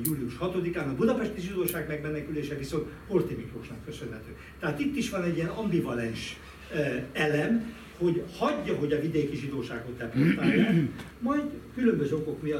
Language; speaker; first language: Hungarian; native; Hungarian